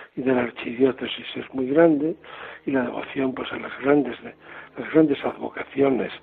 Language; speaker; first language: Spanish; native; Spanish